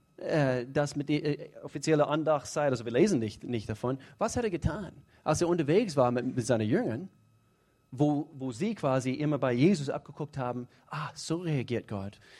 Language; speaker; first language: German; non-native, fluent; English